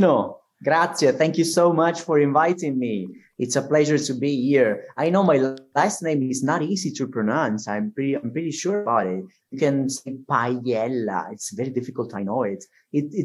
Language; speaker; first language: English; non-native, fluent; Italian